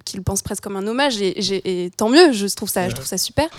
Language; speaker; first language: French; native; French